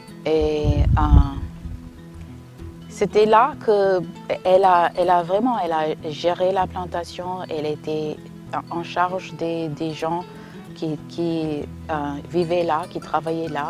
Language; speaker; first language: French; non-native, fluent; English